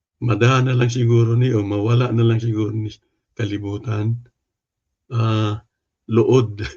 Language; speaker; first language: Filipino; non-native, local second language; Cebuano